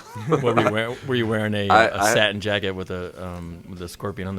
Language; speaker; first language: English; native; English